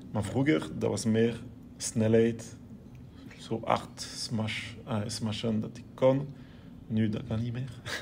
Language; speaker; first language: Dutch; non-native, local second language; French